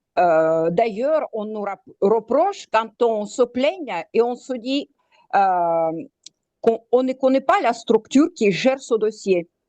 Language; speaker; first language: French; non-native, fluent; Russian